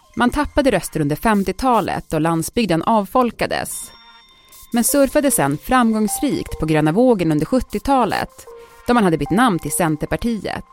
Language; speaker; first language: Swedish; native; Swedish